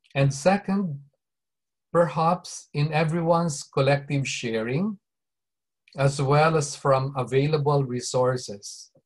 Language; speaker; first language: English; non-native, local second language; Bikol